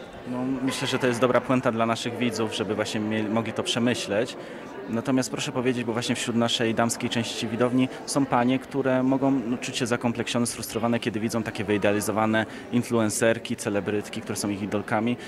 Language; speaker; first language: Polish; native; Polish